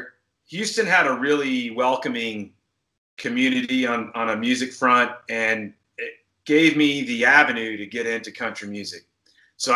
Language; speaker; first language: English; native; English